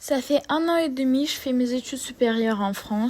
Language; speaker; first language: French; non-native, fluent; Russian